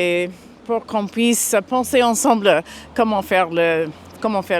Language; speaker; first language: French; non-native, fluent; English